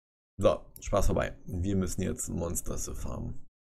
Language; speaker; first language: German; native; German